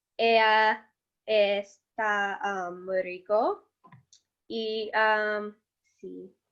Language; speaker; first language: Spanish; non-native, learner; English